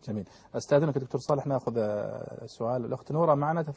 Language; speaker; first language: Arabic; native; Arabic